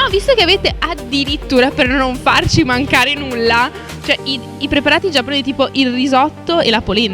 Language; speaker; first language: Italian; native; Italian